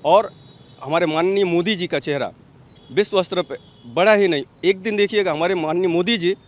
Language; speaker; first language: Hindi; native; Hindi